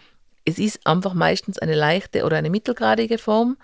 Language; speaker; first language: German; native; German